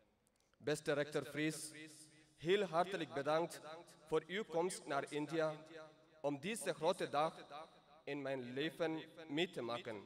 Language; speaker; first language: Dutch; non-native, fluent; Malayalam